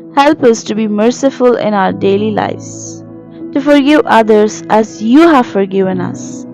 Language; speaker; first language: English; non-native, local second language; Telugu